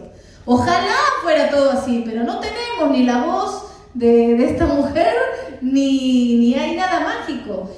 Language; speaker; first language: Spanish; native; Spanish